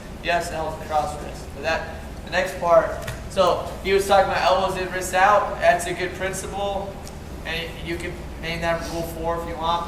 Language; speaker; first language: English; native; English